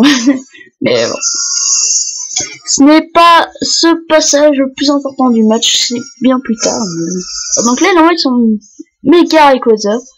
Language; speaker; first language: French; native; French